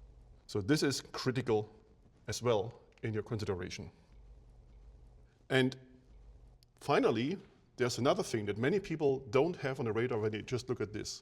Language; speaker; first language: English; non-native, fluent; German